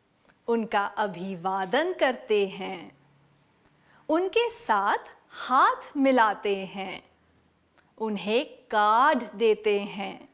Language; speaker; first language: Hindi; native; Hindi